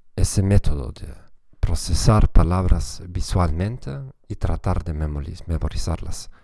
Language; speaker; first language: Spanish; non-native, fluent; German